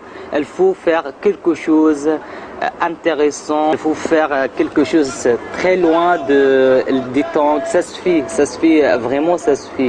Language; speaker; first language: French; non-native, learner; Arabic